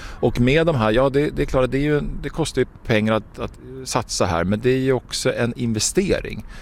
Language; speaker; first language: Swedish; native; Swedish